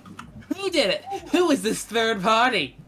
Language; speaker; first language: English; native; English